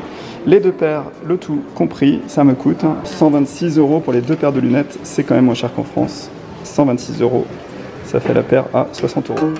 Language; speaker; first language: French; native; French